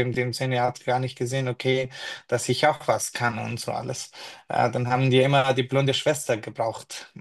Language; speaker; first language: German; non-native, fluent; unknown